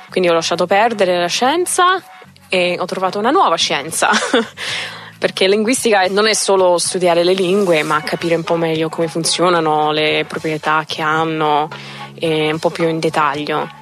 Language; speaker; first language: Italian; non-native, fluent; English